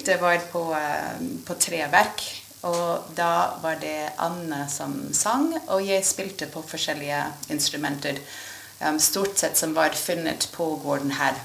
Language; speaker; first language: Norwegian; non-native, fluent; English